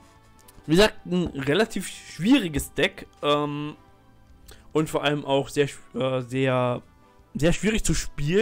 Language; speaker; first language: German; native; German